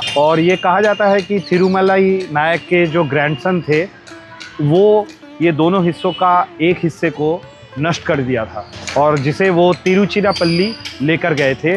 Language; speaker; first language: Hindi; non-native, local second language; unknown